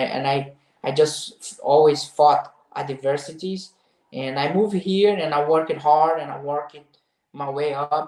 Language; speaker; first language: English; non-native, fluent; Portuguese